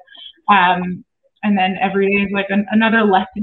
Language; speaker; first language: English; native; English